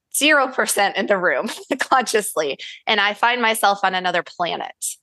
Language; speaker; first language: English; native; English